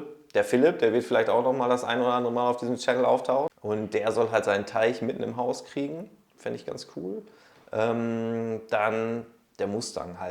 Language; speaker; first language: German; native; German